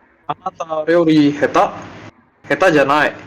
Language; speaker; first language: Japanese; non-native, learner; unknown